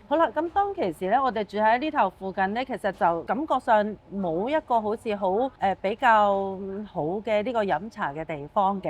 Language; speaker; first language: Cantonese; non-native, fluent; Chinese